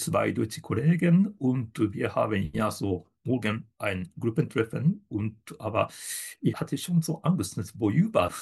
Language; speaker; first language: German; non-native, fluent; Japanese